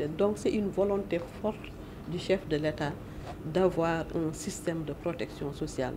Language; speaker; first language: French; non-native, local second language; Wolof